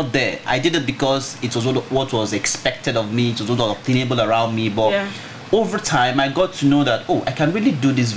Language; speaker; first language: English; non-native, local second language; Igbo